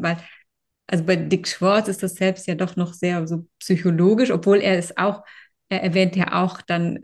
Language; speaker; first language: German; native; German